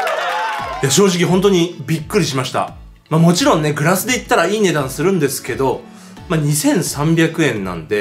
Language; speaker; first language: Japanese; native; Japanese